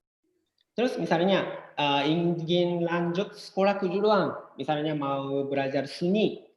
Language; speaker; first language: Indonesian; non-native, fluent; Japanese